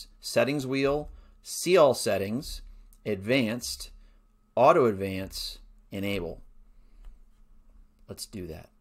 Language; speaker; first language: English; native; English